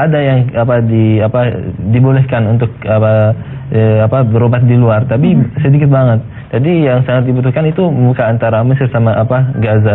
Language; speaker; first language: Indonesian; non-native, fluent; Arabic